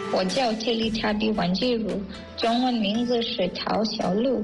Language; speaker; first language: Chinese; non-native, fluent; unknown